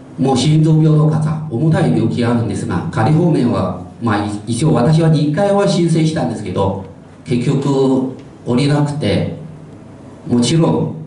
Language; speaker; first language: Japanese; non-native, fluent; Chinese